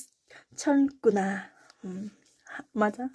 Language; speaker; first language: Korean; non-native, learner; Thai